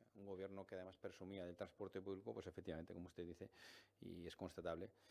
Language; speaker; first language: Spanish; non-native, local second language; Catalan